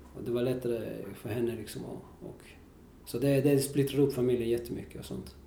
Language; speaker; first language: Swedish; early bilingual, other home language; Spanish